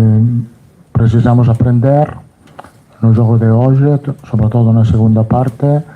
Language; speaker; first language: Portuguese; non-native, fluent; Italian